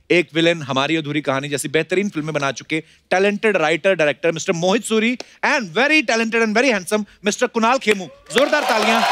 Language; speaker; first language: Hindi; native; Hindi